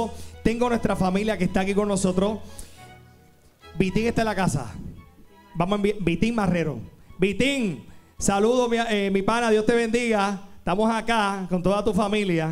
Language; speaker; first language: Spanish; native; Spanish